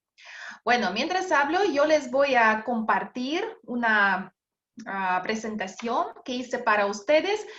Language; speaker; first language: Spanish; non-native, fluent; Russian